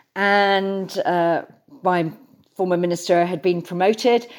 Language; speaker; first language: English; native; English